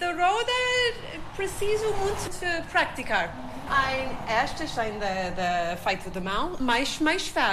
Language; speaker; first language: Portuguese; non-native, learner; English